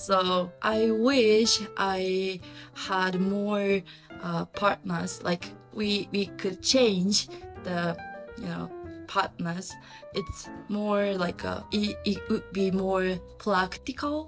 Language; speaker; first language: English; non-native, learner; Japanese